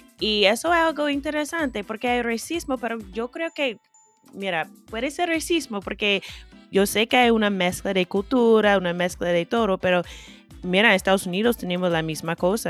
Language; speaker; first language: Spanish; non-native, fluent; English